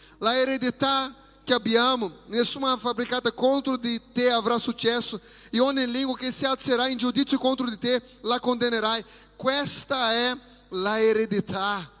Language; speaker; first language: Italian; non-native, fluent; Portuguese